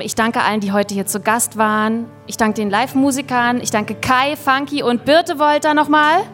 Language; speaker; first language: German; native; German